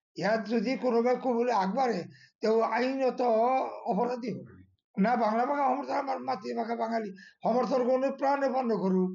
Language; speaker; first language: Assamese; non-native, local second language; Bangla